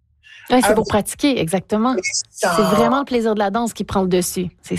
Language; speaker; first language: French; native; French